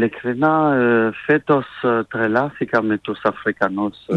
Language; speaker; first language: Greek; non-native, fluent; French